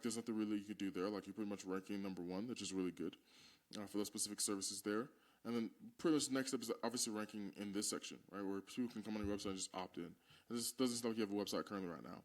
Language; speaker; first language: English; native; English